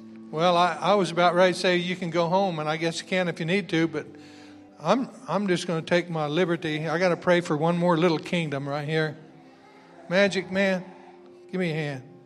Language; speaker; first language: English; native; English